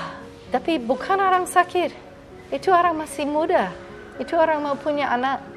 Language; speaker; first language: Indonesian; non-native, fluent; English